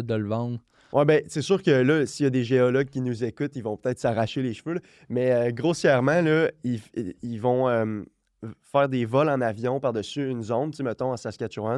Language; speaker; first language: French; native; French